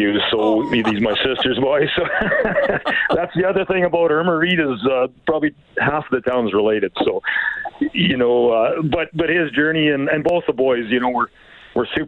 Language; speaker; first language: English; native; English